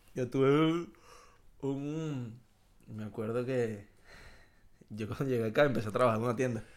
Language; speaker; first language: Spanish; native; Spanish